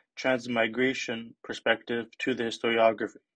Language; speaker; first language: English; early bilingual, other home language; Greek